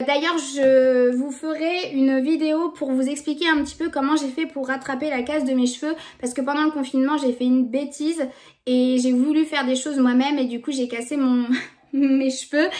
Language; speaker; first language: French; native; French